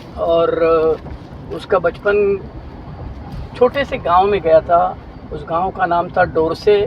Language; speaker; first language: Hindi; non-native, local second language; Marathi